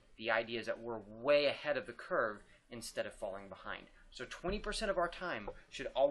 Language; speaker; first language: English; native; English